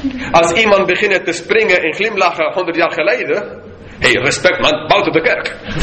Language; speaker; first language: Dutch; non-native, fluent; English